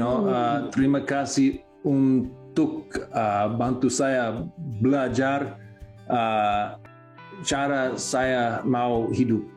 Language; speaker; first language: Indonesian; non-native, learner; English